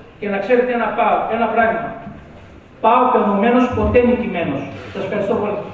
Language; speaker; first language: Greek; native; Greek